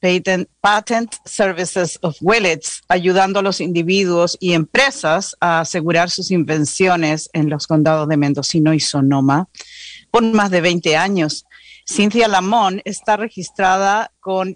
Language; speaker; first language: Spanish; native; Spanish